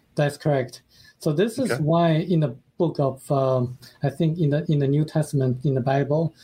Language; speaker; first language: English; non-native, fluent; Chinese